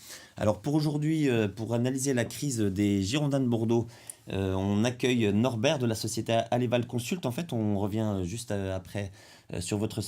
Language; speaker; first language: French; native; French